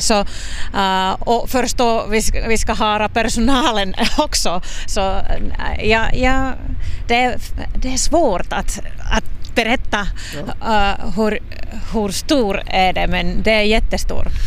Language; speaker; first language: Swedish; non-native, local second language; Finnish